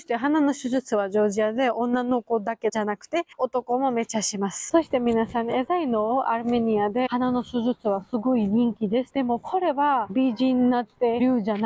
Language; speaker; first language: Japanese; non-native, learner; Georgian